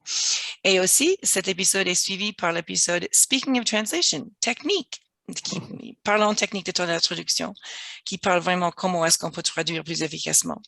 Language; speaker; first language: French; non-native, fluent; English